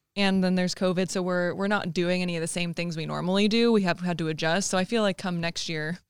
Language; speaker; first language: English; native; English